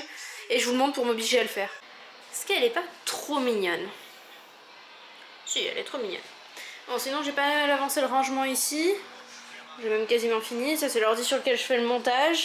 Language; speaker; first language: French; native; French